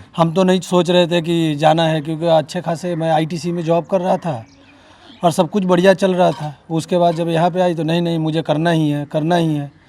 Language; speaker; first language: Hindi; native; Hindi